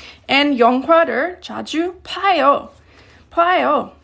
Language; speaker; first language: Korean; non-native, fluent; English